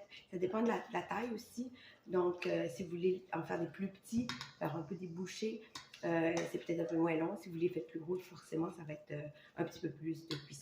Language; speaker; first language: French; native; French